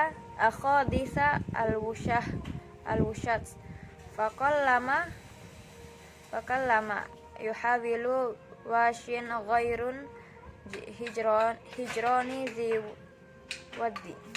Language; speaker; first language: Arabic; non-native, learner; Indonesian